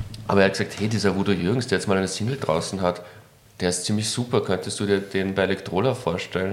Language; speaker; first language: German; native; German